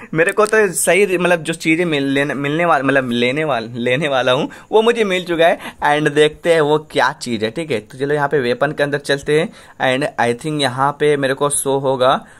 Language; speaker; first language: Hindi; native; Hindi